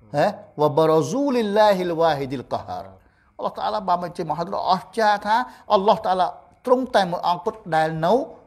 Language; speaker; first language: Khmer; non-native, local second language; Eastern Cham